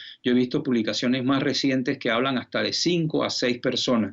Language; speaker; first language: Spanish; native; Spanish